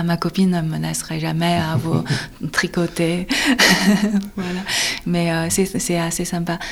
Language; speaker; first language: French; non-native, fluent; Chinese